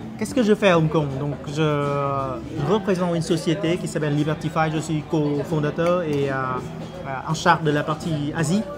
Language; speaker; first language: French; non-native, fluent; Vietnamese